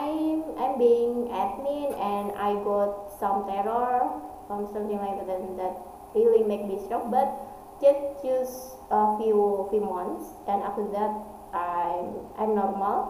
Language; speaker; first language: English; non-native, learner; Indonesian